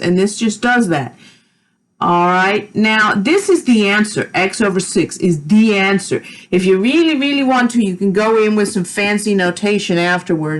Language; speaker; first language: English; native; English